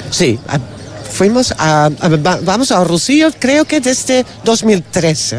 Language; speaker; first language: Spanish; non-native, learner; Dutch